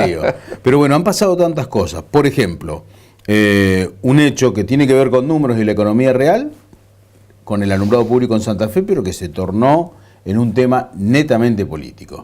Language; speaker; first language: Spanish; native; Spanish